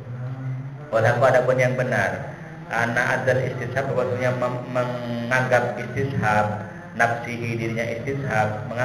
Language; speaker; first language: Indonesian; native; Indonesian